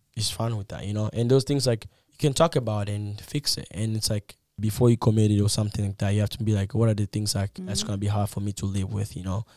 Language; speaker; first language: English; non-native, fluent; Lingala